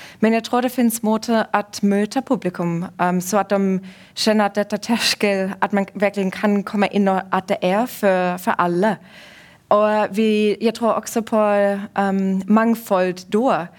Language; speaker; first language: Norwegian; non-native, fluent; German